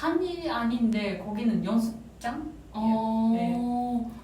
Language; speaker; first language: Korean; non-native, fluent; Japanese